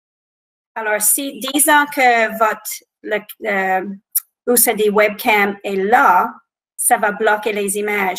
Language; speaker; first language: French; non-native, fluent; English